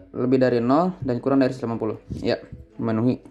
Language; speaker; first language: Indonesian; native; Indonesian